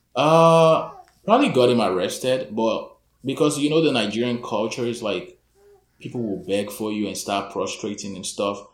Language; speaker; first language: English; non-native, local second language; Yoruba